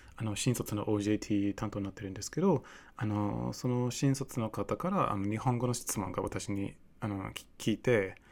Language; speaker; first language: Japanese; non-native, fluent; English